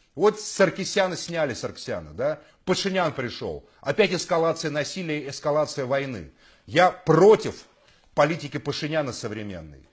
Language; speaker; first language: Russian; native; Russian